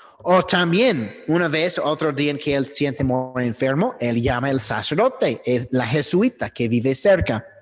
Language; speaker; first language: Spanish; non-native, fluent; English